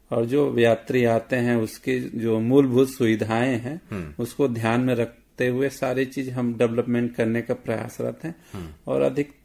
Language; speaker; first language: Hindi; native; Hindi